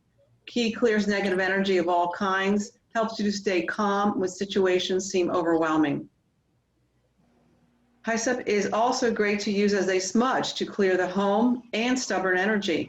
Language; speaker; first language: English; native; English